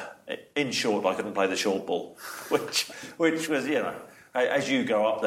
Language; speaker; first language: English; native; English